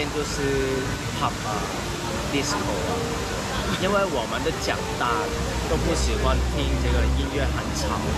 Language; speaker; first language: Chinese; non-native, local second language; Cantonese